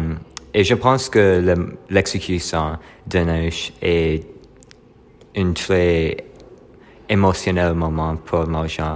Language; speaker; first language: French; non-native, learner; English